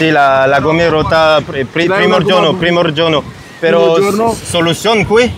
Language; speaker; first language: Italian; non-native, learner; French